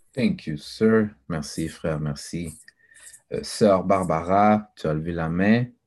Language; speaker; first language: French; early bilingual, other home language; Haitian Creole